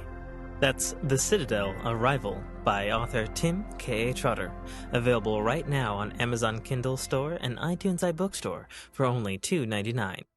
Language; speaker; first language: English; native; English